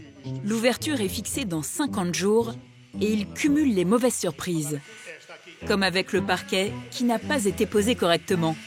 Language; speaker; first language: French; native; French